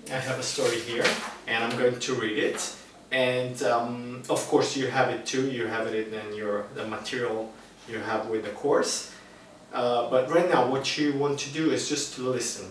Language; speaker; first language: English; non-native, fluent; Italian